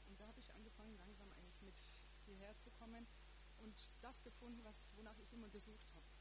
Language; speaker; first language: German; non-native, fluent; Croatian